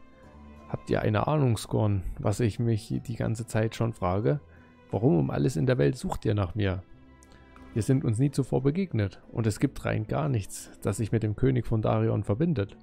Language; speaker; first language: German; native; German